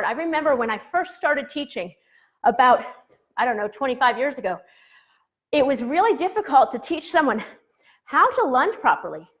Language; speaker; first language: English; native; English